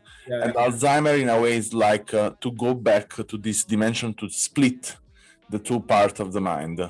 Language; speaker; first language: English; non-native, fluent; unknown